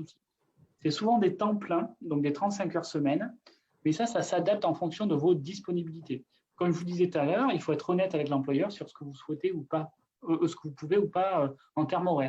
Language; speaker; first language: French; native; French